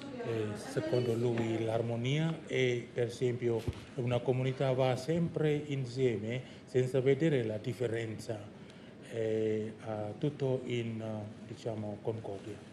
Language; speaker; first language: Italian; non-native, fluent; Indonesian